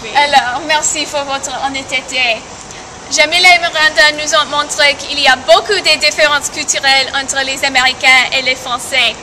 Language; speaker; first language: French; non-native, learner; English